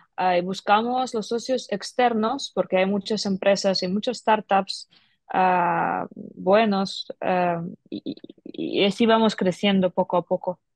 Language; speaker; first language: Spanish; non-native, fluent; Ukrainian